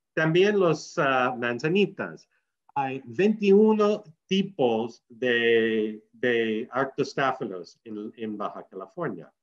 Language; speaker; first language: Spanish; non-native, learner; English